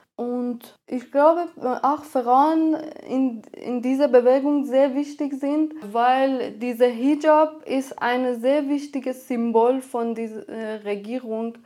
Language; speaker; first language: German; non-native, fluent; Persian